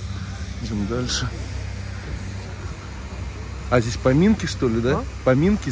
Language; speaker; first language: Russian; native; Russian